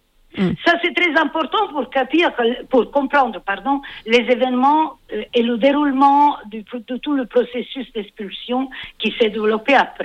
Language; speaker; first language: French; non-native, fluent; Italian